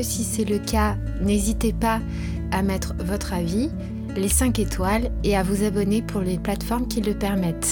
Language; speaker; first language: French; native; French